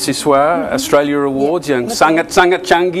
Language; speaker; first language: Indonesian; non-native, fluent; English